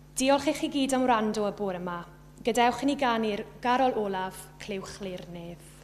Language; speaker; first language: Welsh; native; Welsh